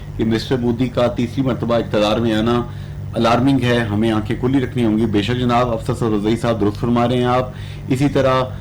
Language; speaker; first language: Urdu; non-native, local second language; Punjabi